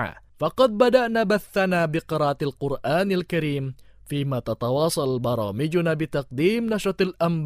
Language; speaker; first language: Arabic; non-native, fluent; Indonesian